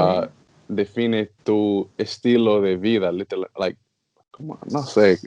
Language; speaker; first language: Spanish; non-native, learner; English